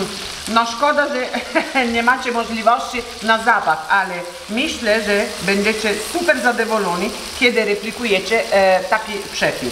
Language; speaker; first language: Polish; non-native, learner; Italian